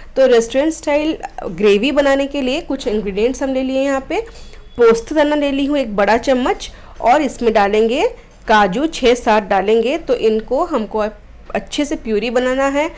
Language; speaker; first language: Hindi; non-native, local second language; Odia